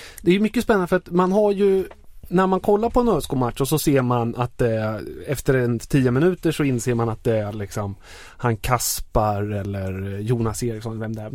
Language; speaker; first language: Swedish; native; Swedish